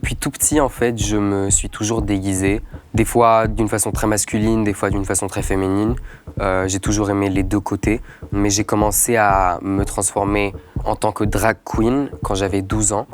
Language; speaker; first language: French; native; French